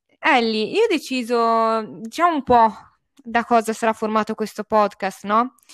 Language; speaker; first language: Italian; native; Italian